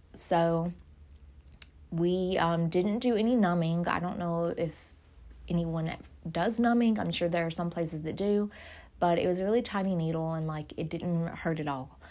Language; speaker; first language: English; native; English